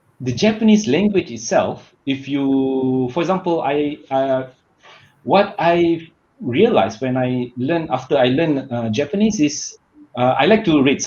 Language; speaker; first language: English; non-native, learner; Malay